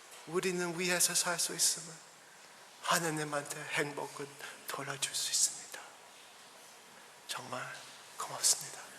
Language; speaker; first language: Korean; early bilingual, heritage; Korean